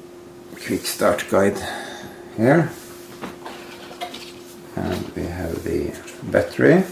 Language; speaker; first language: English; non-native, fluent; Norwegian